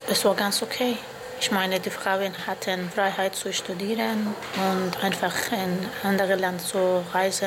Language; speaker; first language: German; non-native, fluent; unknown